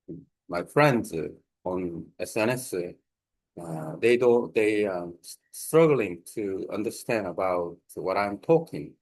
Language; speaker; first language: English; non-native, learner; Korean